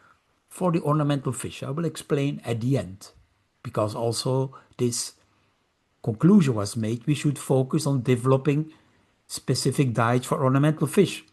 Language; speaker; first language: English; non-native, fluent; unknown